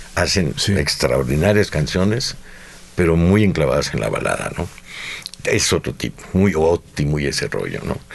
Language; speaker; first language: Spanish; native; Spanish